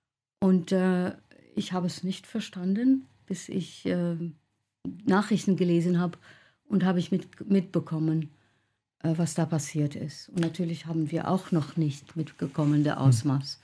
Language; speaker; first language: German; non-native, fluent; Arabic